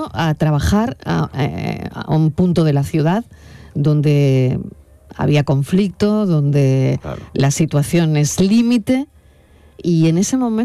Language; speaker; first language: Spanish; native; Spanish